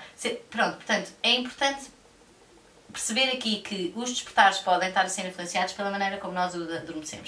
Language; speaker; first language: Portuguese; native; Portuguese